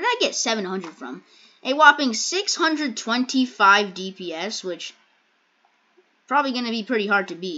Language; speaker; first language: English; native; English